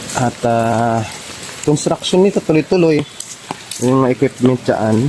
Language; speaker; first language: Filipino; native; Filipino